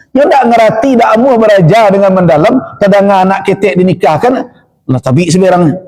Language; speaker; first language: Malay; non-native, local second language; Minangkabau